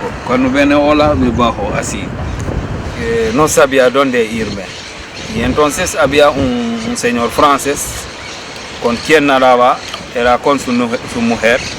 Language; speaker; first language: Spanish; non-native, fluent; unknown